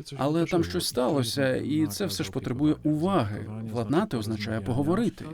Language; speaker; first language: Ukrainian; non-native, fluent; Polish